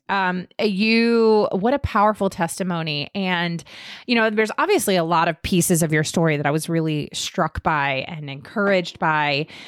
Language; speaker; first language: English; native; English